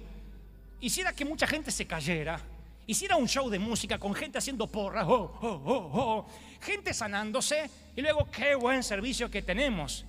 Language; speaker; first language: Spanish; native; Spanish